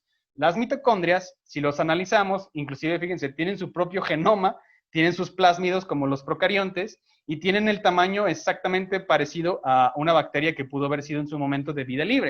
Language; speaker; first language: Spanish; native; Spanish